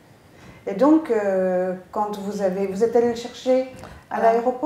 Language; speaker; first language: French; native; French